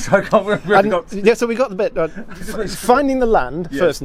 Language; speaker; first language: English; native; English